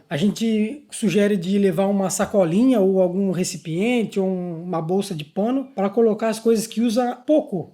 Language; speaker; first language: Portuguese; native; Portuguese